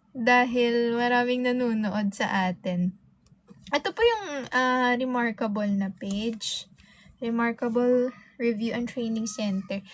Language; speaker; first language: Filipino; non-native, local second language; Hiligaynon